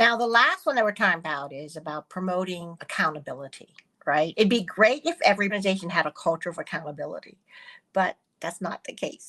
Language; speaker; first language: English; early bilingual, other home language; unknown